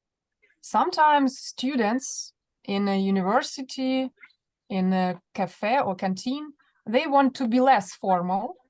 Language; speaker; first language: English; non-native, fluent; Russian